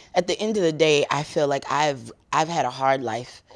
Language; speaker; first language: English; native; English